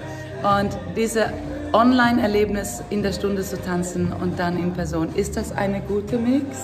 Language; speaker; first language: German; non-native, fluent; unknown